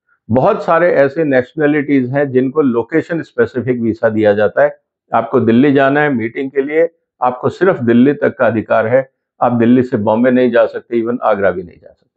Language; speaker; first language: Hindi; native; Hindi